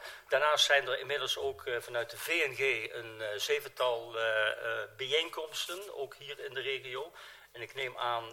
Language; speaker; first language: Dutch; native; Dutch